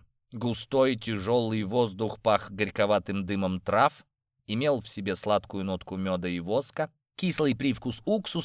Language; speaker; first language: Russian; native; Russian